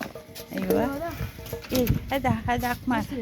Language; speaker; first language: Arabic; non-native, learner; Filipino